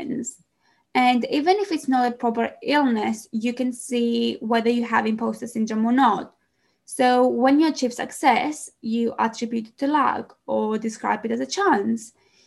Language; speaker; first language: English; non-native, fluent; Greek